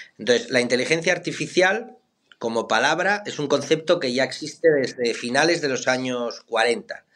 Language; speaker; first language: Spanish; native; Spanish